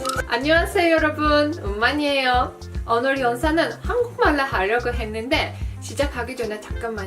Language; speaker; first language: Korean; non-native, fluent; Azerbaijani